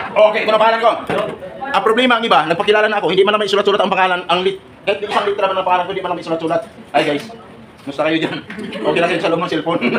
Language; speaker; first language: Filipino; native; Filipino